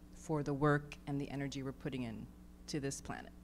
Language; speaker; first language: English; native; English